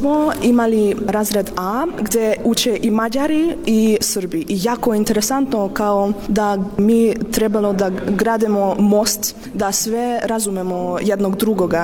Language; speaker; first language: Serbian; non-native, learner; Hungarian